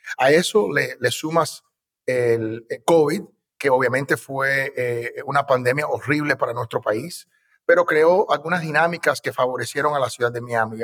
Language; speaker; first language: Spanish; early bilingual, heritage; Spanish